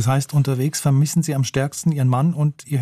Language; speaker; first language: German; native; German